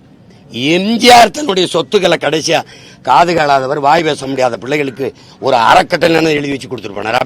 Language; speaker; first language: Tamil; native; Tamil